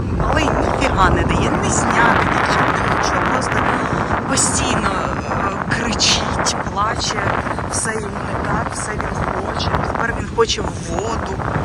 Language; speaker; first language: Ukrainian; native; Ukrainian